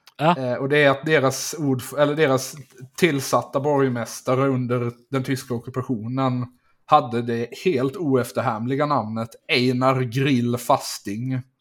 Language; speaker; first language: Swedish; native; Swedish